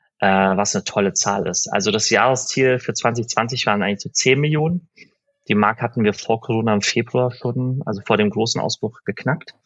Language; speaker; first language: German; early bilingual, other home language; Persian